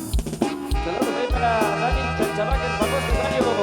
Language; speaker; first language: Spanish; native; Spanish